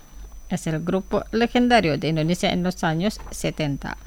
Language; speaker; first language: Spanish; non-native, fluent; Indonesian